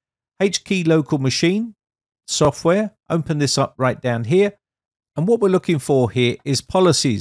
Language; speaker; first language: English; native; English